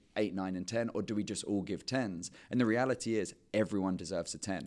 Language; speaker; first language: English; native; English